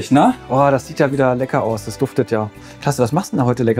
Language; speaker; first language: German; native; German